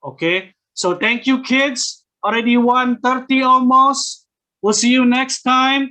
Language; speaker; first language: English; non-native, fluent; Indonesian